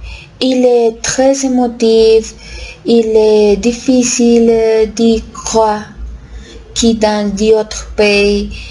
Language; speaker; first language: French; non-native, learner; Spanish